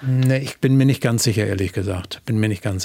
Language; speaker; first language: German; native; German